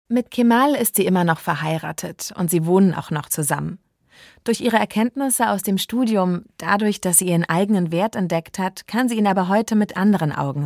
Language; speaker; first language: German; native; German